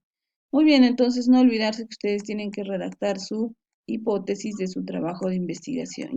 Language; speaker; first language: Spanish; native; Spanish